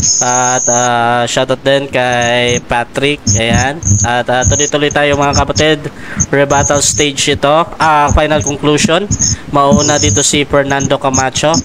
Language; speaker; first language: Filipino; non-native, local second language; Hiligaynon